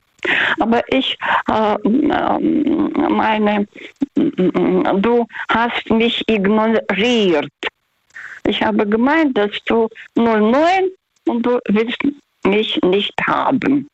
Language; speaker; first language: German; non-native, fluent; Russian